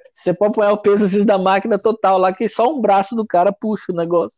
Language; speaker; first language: Portuguese; native; Portuguese